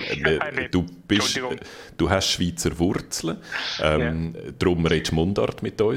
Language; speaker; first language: German; native; German